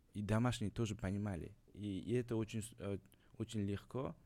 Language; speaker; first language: Russian; non-native, local second language; Uzbek